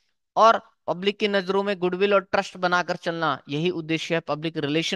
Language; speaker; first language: Hindi; native; Hindi